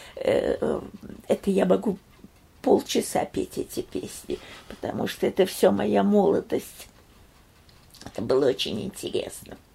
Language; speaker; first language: Russian; early bilingual, heritage; Russian